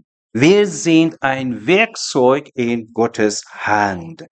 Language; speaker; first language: German; non-native, learner; Persian